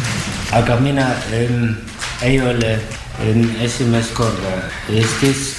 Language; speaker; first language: Estonian; non-native, learner; German